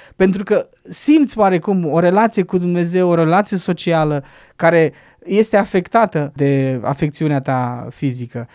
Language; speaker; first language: Romanian; native; Romanian